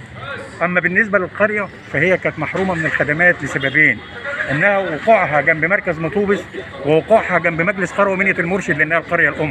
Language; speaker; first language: Arabic; native; Arabic